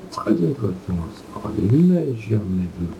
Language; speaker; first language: French; non-native, learner; English